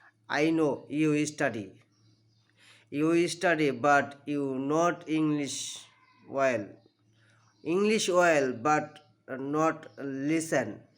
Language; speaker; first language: English; non-native, learner; Bangla